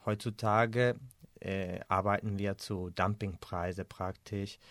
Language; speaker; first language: German; non-native, fluent; Spanish